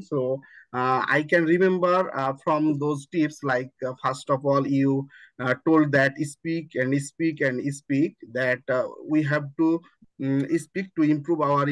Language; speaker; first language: English; non-native, learner; Bangla